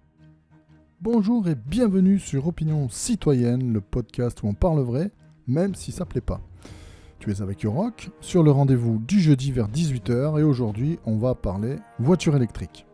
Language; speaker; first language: French; native; French